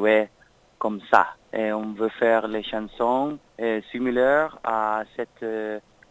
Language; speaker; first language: French; non-native, learner; Spanish